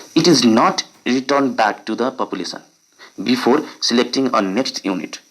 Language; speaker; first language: English; non-native, local second language; Nepali